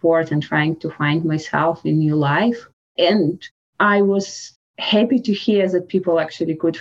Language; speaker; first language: English; non-native, fluent; Russian